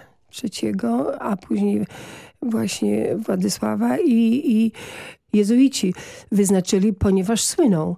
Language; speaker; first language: Polish; native; Polish